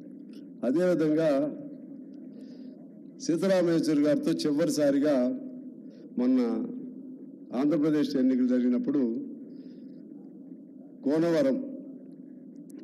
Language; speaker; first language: Telugu; native; Telugu